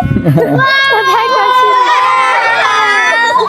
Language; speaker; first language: Chinese; non-native, learner; Lao